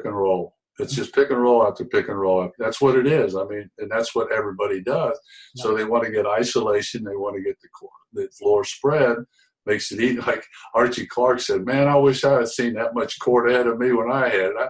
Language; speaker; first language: English; native; English